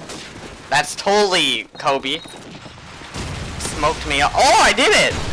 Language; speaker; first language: English; native; English